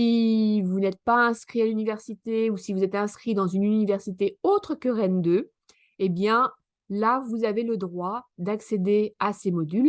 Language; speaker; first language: French; native; French